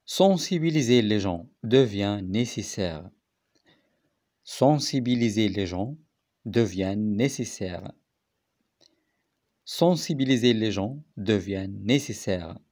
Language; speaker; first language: French; non-native, local second language; Arabic